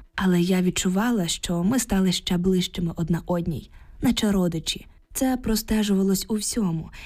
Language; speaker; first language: Ukrainian; native; Ukrainian